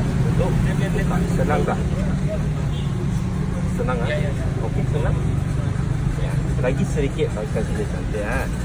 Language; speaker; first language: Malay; non-native, local second language; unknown